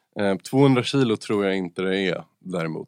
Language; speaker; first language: Swedish; native; Swedish